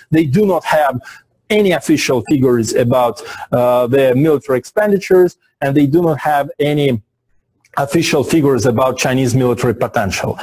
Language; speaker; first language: English; non-native, fluent; Russian